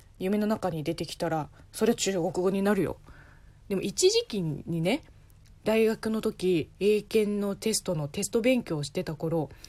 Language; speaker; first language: Japanese; non-native, fluent; Chinese